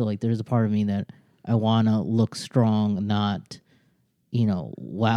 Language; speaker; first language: English; native; English